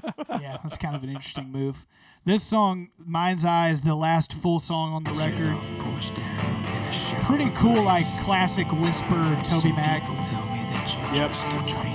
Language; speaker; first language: English; native; English